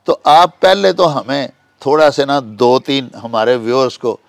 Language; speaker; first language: Urdu; non-native, local second language; Punjabi